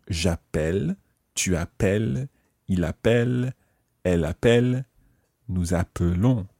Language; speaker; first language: French; non-native, fluent; English